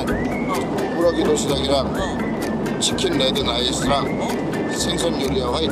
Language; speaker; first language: Korean; native; Korean